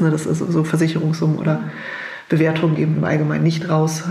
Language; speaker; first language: German; native; German